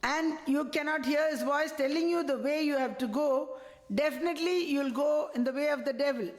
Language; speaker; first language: English; non-native, local second language; Tamil